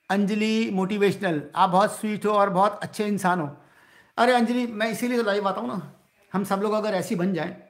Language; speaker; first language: Hindi; native; Hindi